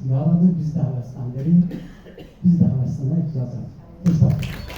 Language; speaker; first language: Azerbaijani; non-native, local second language; Talysh